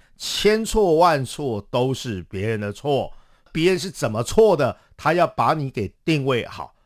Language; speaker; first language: Chinese; native; Chinese